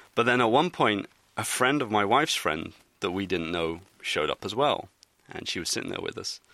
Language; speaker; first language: English; native; English